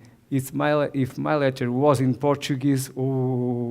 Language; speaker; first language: English; non-native, learner; Portuguese